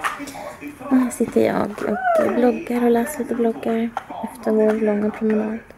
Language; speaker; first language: Swedish; native; Swedish